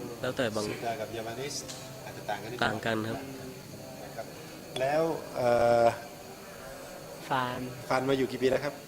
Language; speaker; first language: Thai; native; Thai